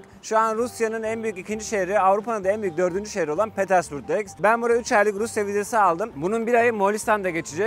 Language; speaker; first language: Turkish; native; Turkish